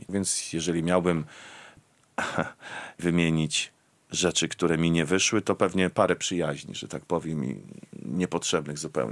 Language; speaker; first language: Polish; native; Polish